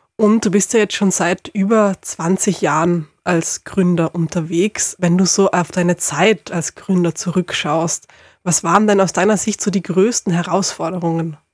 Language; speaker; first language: German; native; German